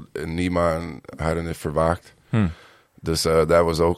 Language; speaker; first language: Dutch; non-native, learner; English